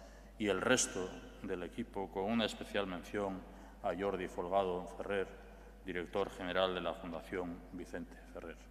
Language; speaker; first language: Spanish; native; Spanish